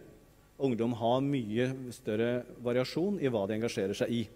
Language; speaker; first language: Norwegian; native; Norwegian